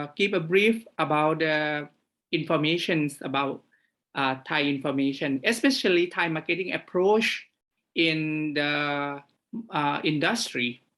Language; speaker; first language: English; non-native, fluent; Thai